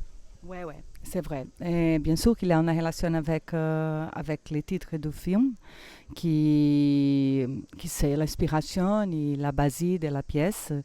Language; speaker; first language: French; non-native, fluent; Portuguese